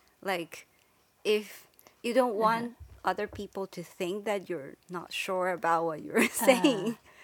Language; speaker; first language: English; non-native, fluent; Chinese